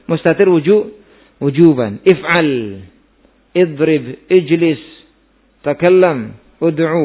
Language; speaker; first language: Arabic; non-native, fluent; Indonesian